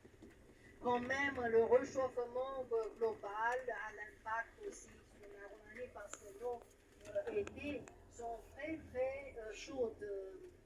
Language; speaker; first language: French; non-native, fluent; Romanian